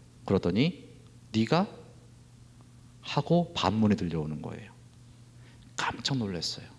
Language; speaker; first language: Korean; native; Korean